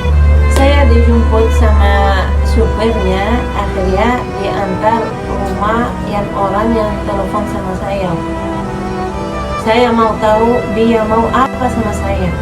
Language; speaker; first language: Indonesian; non-native, fluent; Arabic